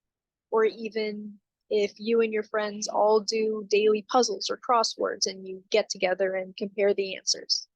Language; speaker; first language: English; native; English